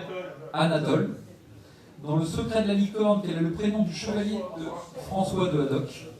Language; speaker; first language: French; native; French